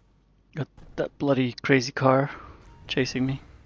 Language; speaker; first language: English; native; English